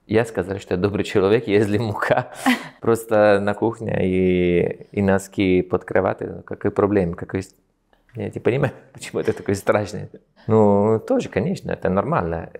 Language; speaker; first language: Russian; non-native, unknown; Italian